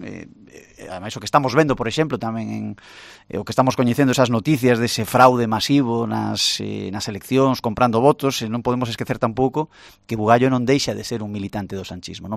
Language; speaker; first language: Galician; non-native, local second language; Spanish